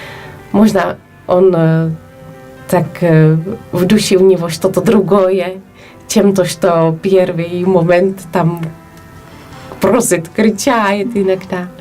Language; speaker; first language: Russian; non-native, fluent; Polish